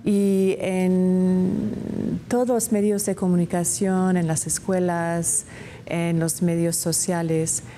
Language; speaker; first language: Spanish; non-native, fluent; English